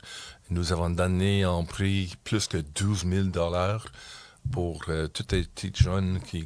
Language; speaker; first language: French; non-native, local second language; English